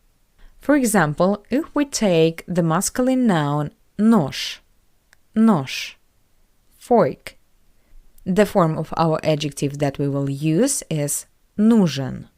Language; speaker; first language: English; non-native, fluent; Russian